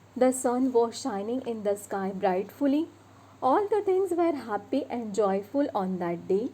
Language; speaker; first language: English; non-native, local second language; Marathi